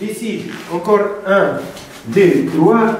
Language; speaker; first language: French; non-native, local second language; Arabic